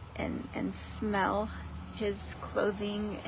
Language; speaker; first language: English; native; English